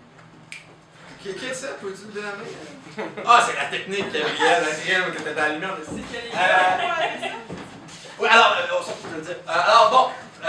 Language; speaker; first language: French; native; French